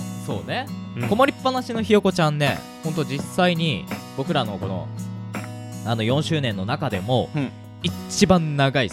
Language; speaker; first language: Japanese; native; Japanese